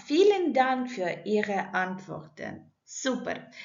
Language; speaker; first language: German; non-native, fluent; Ukrainian